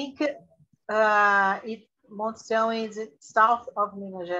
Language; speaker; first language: English; non-native, learner; Portuguese